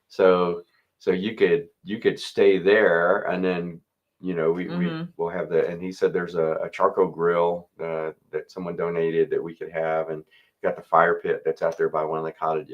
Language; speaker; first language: English; native; English